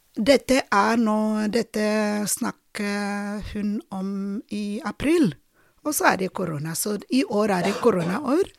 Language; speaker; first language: Norwegian; non-native, fluent; Ibibio